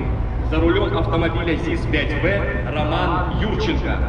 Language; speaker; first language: Russian; native; Russian